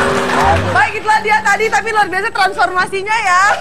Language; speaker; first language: Indonesian; native; Indonesian